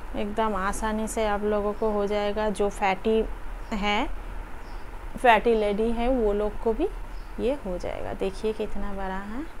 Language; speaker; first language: Hindi; non-native, local second language; Bangla